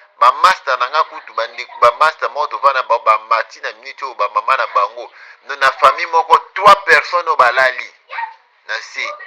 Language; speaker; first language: Lingala; native; Lingala